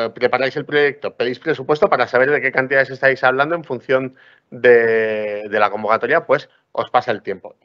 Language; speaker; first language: Spanish; non-native, local second language; Catalan